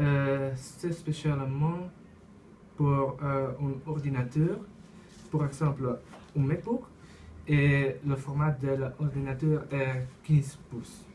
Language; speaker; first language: French; non-native, learner; Dutch